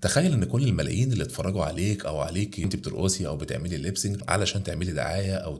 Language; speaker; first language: Arabic; native; Arabic